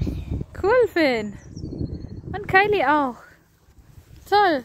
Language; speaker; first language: German; non-native, fluent; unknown